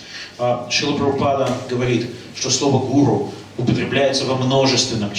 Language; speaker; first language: Russian; native; Russian